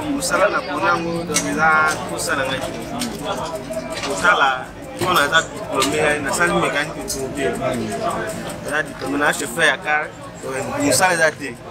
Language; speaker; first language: Lingala; native; Lingala